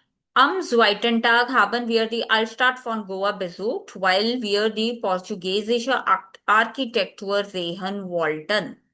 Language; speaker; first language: German; non-native, learner; Hindi